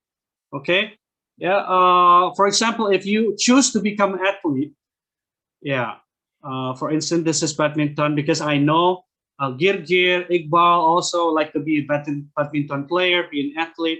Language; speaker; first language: English; non-native, fluent; Indonesian